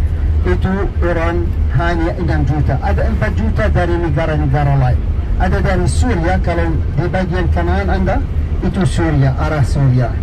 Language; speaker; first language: Indonesian; non-native, learner; Arabic